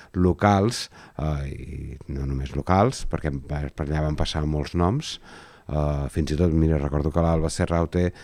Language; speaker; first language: Catalan; native; Catalan